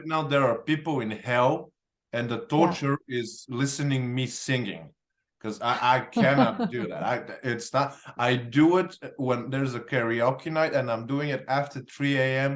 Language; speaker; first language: English; non-native, fluent; Bulgarian